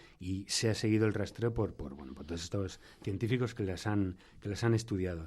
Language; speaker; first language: Spanish; native; Spanish